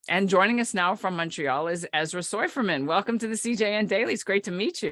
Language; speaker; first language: English; native; English